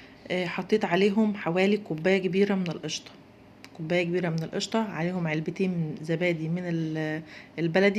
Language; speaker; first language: Arabic; native; Arabic